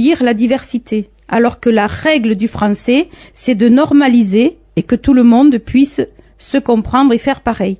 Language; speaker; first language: French; native; French